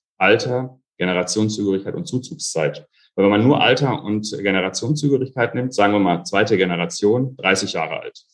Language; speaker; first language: German; early bilingual, other home language; Arabic